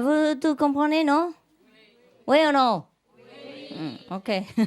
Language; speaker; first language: French; non-native, learner; Vietnamese